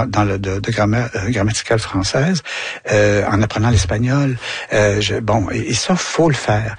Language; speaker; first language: French; native; French